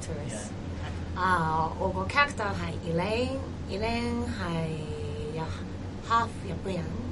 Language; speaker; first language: Cantonese; non-native, learner; Japanese